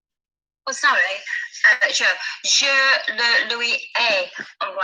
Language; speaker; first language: French; non-native, learner; English